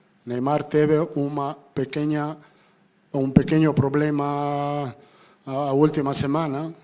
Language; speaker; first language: Portuguese; non-native, fluent; Italian